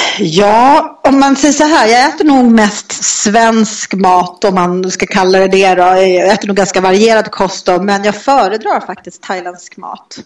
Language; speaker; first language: Swedish; native; Swedish